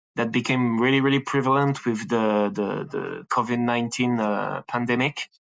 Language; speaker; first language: English; non-native, fluent; French